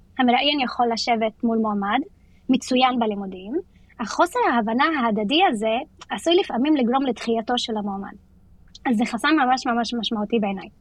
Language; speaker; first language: Hebrew; non-native, local second language; Arabic